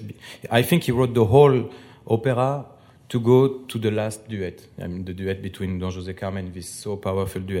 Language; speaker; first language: English; non-native, fluent; French